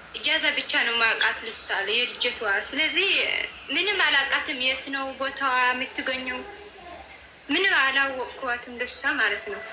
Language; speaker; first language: Amharic; non-native, local second language; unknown